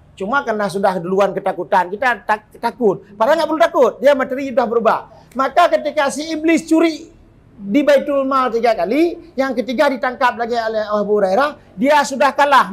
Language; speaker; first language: Malay; non-native, local second language; Achinese